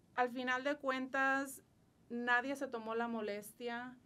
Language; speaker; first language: Spanish; native; Spanish